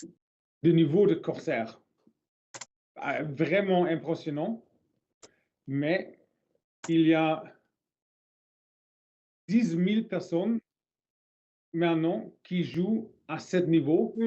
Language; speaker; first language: French; non-native, learner; English